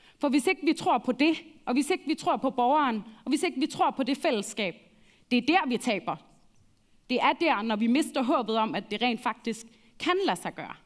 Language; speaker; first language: Danish; early bilingual, other home language; Arabic